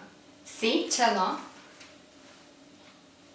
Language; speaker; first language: Italian; non-native, learner; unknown